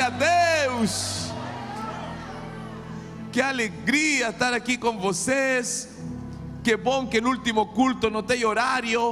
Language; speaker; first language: Portuguese; non-native, fluent; Spanish